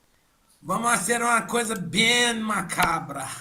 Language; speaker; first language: Portuguese; non-native, learner; Spanish